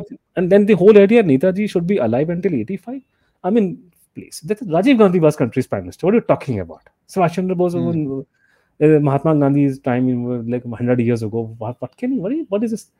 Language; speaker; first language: English; non-native, local second language; Hindi